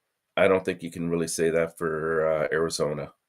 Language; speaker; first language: English; native; English